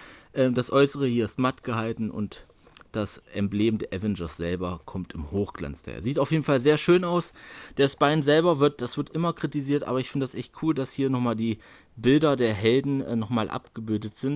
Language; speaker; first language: German; native; German